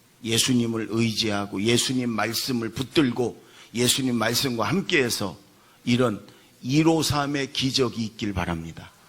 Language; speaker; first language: Korean; native; Korean